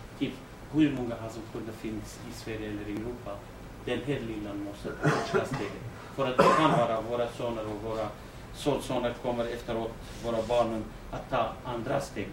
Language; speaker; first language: Swedish; non-native, fluent; Kurdish